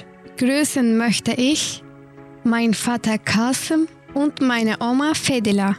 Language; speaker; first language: German; non-native, learner; Turkish